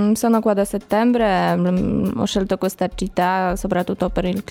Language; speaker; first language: Italian; non-native, learner; Polish